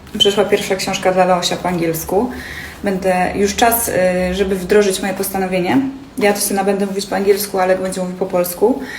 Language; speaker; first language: Polish; native; Polish